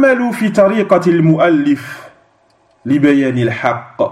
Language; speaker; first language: Arabic; non-native, fluent; French